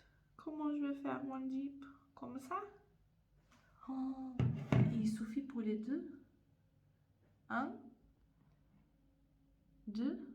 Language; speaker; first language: French; non-native, fluent; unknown